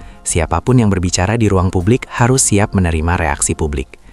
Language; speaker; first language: Indonesian; native; Indonesian